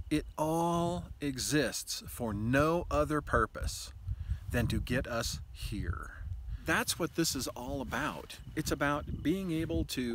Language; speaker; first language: English; native; English